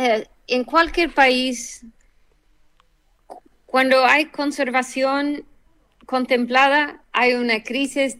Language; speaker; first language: Spanish; non-native, fluent; English